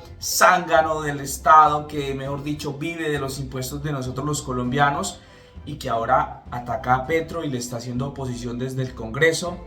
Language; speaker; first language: Spanish; native; Spanish